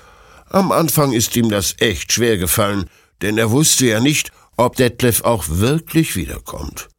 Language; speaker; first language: German; native; German